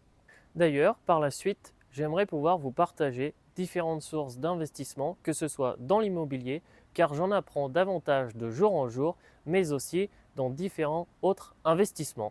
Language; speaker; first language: French; native; French